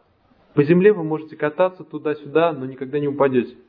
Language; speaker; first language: Russian; native; Russian